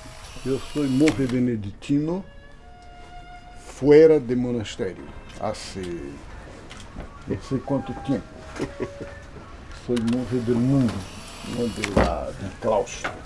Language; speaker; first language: Spanish; non-native, local second language; Portuguese